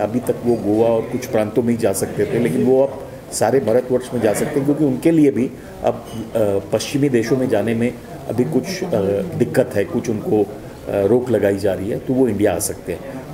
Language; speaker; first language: Hindi; native; Hindi